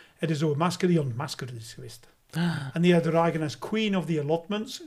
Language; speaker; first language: Dutch; non-native, fluent; English